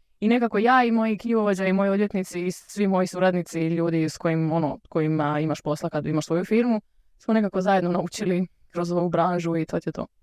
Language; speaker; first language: Bosnian; early bilingual, heritage; Croatian